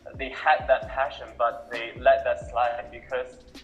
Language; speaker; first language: English; non-native, local second language; Cantonese